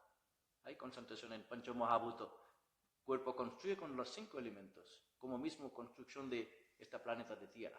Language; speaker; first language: Spanish; non-native, learner; Bangla